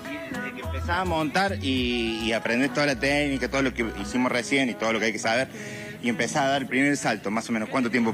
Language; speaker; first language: Spanish; native; Spanish